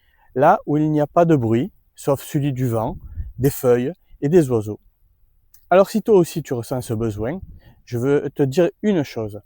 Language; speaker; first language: French; native; French